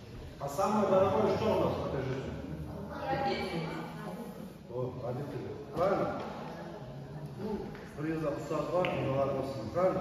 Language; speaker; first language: Russian; non-native, local second language; Kumyk